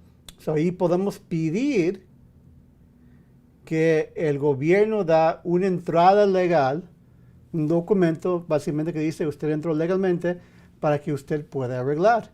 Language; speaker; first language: Spanish; early bilingual, heritage; English